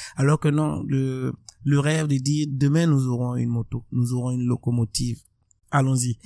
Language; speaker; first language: French; non-native, local second language; Mossi